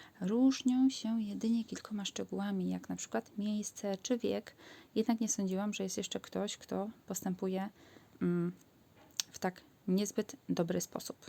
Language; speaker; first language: Polish; native; Polish